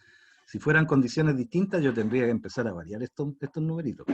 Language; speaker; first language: Spanish; native; Spanish